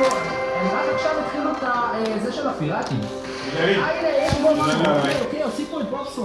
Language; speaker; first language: Hebrew; native; Hebrew